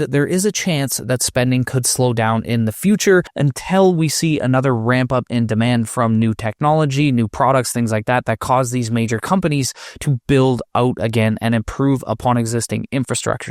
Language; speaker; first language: English; native; English